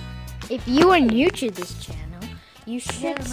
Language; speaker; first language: English; native; English